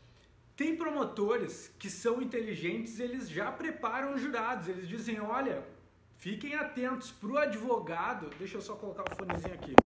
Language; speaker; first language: Portuguese; native; Portuguese